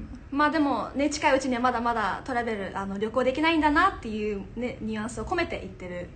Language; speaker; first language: Japanese; early bilingual, heritage; Japanese